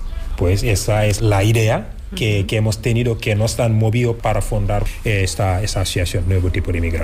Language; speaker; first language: Spanish; non-native, fluent; Wolof